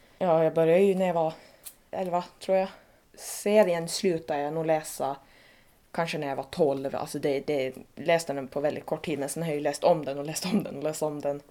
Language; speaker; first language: Swedish; native; Swedish